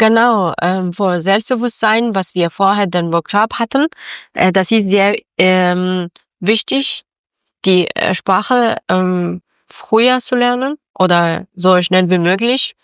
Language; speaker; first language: German; non-native, learner; Persian